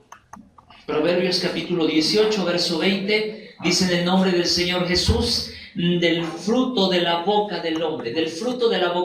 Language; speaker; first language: Spanish; native; Spanish